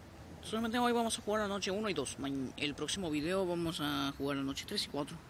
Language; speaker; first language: Spanish; native; Spanish